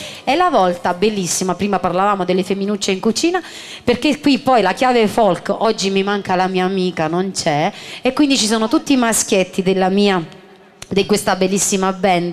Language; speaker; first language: Italian; native; Italian